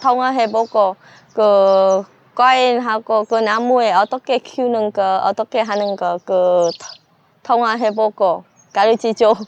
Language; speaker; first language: Korean; non-native, learner; Vietnamese